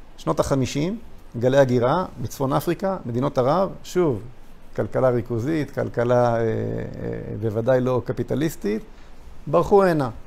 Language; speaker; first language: Hebrew; native; Hebrew